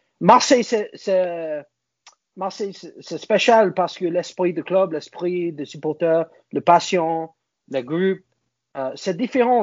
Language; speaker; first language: French; non-native, learner; English